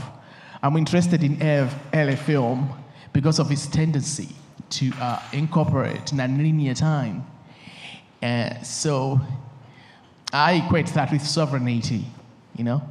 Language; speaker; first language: English; non-native, local second language; Nyanja